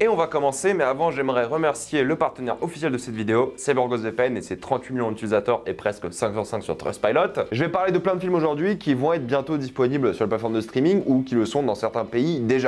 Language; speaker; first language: French; native; French